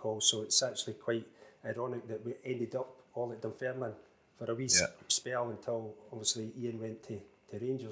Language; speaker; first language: English; native; English